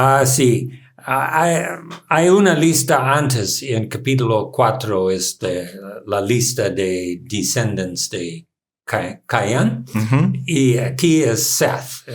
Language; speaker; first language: Spanish; non-native, learner; English